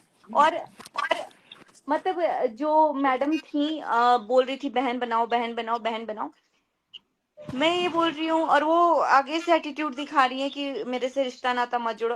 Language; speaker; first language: Hindi; native; Hindi